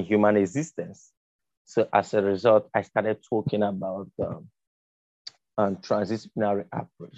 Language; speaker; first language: English; non-native, local second language; Igbo